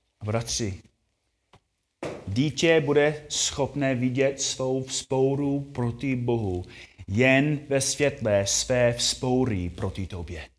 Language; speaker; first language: Czech; non-native, fluent; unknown